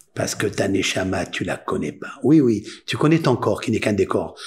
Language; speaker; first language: French; non-native, local second language; Spanish